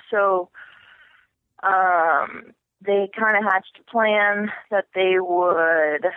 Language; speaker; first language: English; native; English